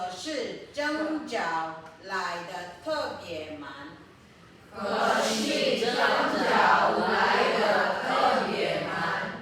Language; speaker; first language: Chinese; non-native, fluent; Filipino